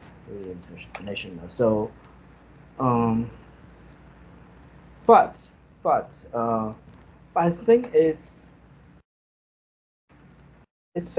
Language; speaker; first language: English; non-native, fluent; Chinese